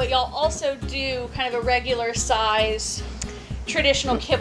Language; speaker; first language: English; native; English